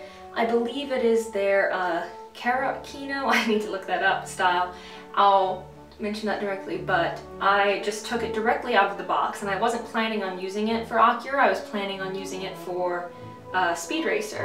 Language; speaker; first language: English; native; English